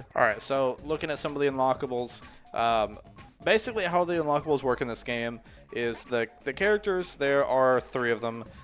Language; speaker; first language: English; native; English